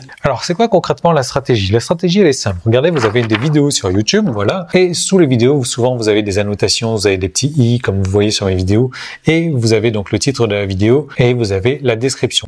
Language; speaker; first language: French; native; French